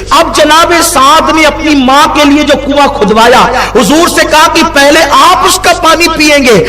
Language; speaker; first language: Urdu; native; Urdu